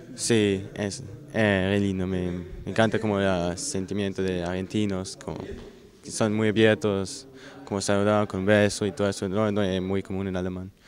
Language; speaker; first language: Spanish; non-native, learner; German